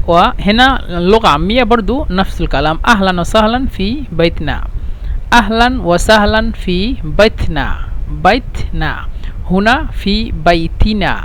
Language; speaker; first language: Arabic; non-native, fluent; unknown